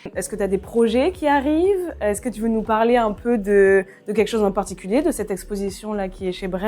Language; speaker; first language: French; native; French